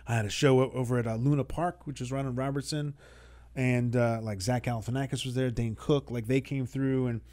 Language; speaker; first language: English; native; English